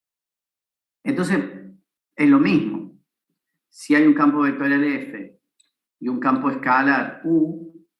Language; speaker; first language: Spanish; native; Spanish